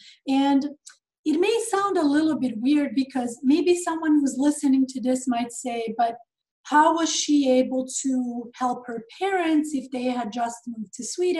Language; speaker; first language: English; non-native, fluent; Serbian